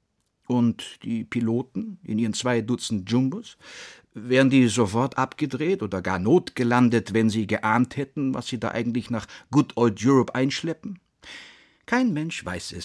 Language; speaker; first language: German; native; German